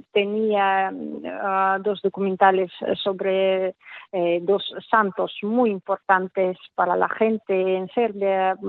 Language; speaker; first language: Spanish; non-native, fluent; Russian